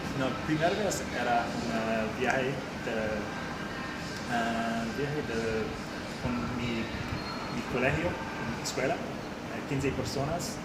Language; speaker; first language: Spanish; non-native, learner; English